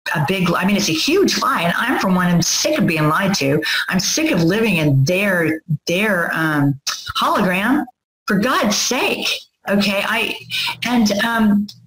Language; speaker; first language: English; native; English